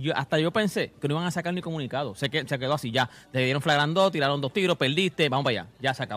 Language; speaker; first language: Spanish; native; Spanish